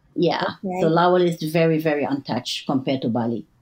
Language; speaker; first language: English; non-native, fluent; French